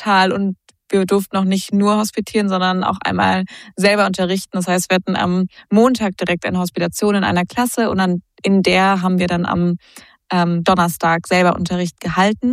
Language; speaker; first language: German; native; German